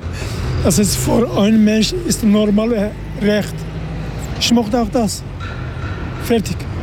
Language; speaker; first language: German; non-native, learner; Persian